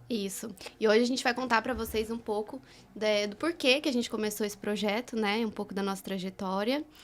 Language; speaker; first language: Portuguese; native; Portuguese